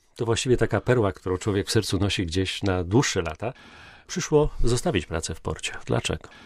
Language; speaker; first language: Polish; native; Polish